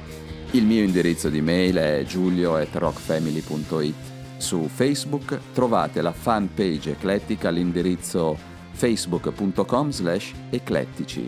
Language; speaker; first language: Italian; native; Italian